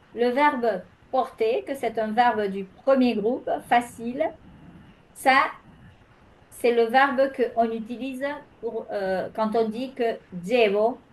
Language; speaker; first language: French; non-native, fluent; Spanish